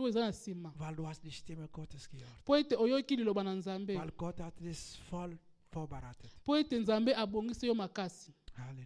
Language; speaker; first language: German; non-native, learner; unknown